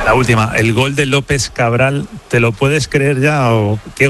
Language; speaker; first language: Spanish; native; Spanish